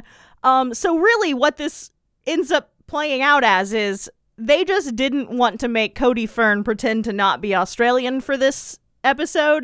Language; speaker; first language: English; native; English